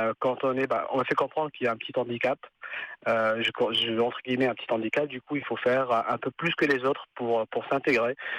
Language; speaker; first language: French; non-native, local second language; Arabic